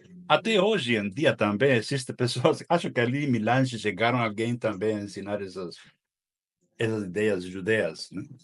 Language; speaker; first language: Portuguese; non-native, fluent; Spanish